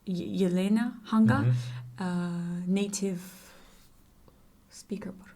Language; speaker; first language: Russian; non-native, learner; English